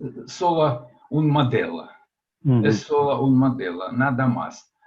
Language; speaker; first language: Spanish; non-native, fluent; Russian